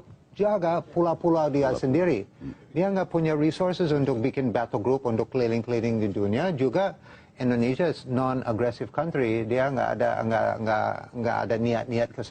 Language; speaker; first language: Indonesian; non-native, fluent; English